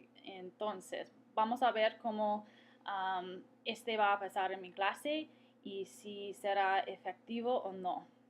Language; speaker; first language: Spanish; non-native, fluent; English